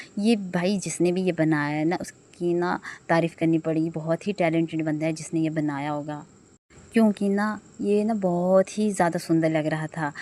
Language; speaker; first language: Hindi; non-native, local second language; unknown